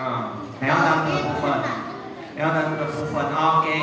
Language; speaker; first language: Chinese; non-native, fluent; Indonesian